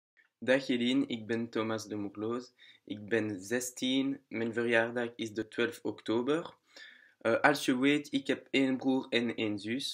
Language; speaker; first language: German; non-native, learner; Dutch